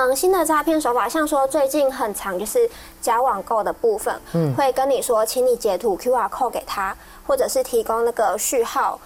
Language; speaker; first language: Chinese; native; Chinese